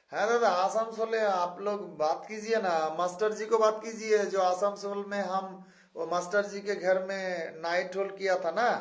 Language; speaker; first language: Hindi; non-native, local second language; Bangla